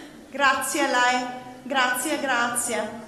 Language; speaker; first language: Italian; non-native, learner; English